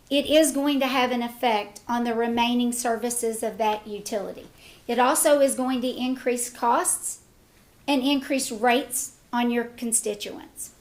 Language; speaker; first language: English; native; English